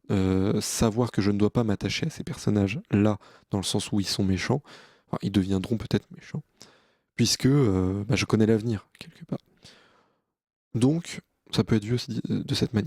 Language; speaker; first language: French; native; French